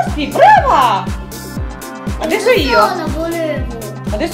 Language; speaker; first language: Italian; non-native, fluent; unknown